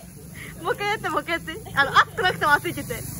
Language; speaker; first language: Japanese; native; Japanese